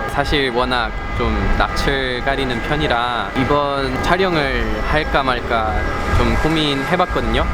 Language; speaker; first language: Korean; non-native, fluent; Italian